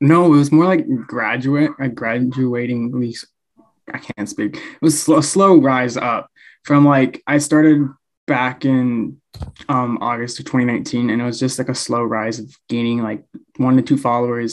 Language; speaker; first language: English; native; English